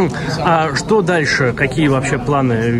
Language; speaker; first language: Russian; native; Russian